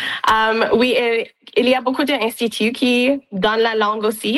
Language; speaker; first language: French; non-native, local second language; English